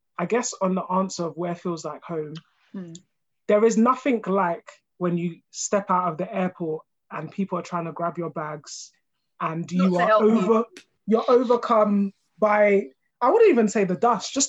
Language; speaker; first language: English; early bilingual, other home language; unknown